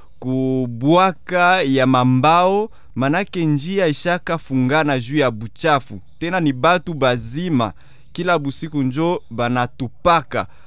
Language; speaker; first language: Swahili; native; Swahili